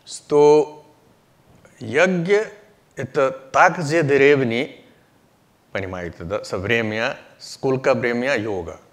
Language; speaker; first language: Russian; non-native, learner; Hindi